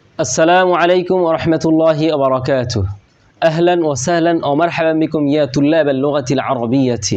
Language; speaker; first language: Arabic; non-native, fluent; Bangla